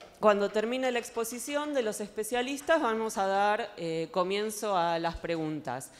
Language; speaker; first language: Spanish; native; Spanish